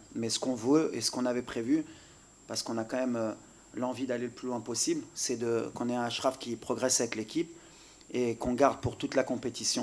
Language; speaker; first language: French; native; French